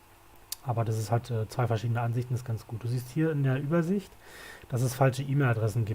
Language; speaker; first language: German; native; German